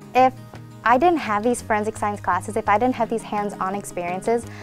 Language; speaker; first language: English; native; English